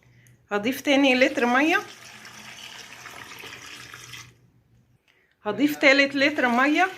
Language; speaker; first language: Arabic; native; Arabic